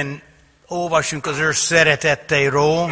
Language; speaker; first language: Hungarian; non-native, fluent; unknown